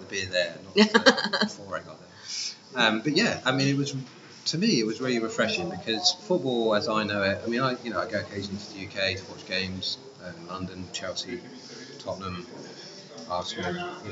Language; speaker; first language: English; native; English